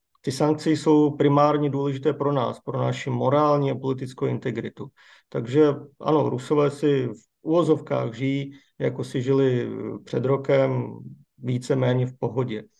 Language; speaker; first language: Czech; native; Czech